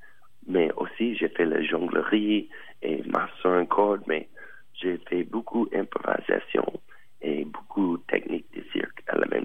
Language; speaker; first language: French; non-native, learner; English